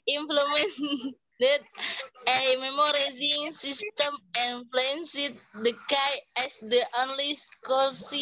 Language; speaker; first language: English; non-native, learner; Indonesian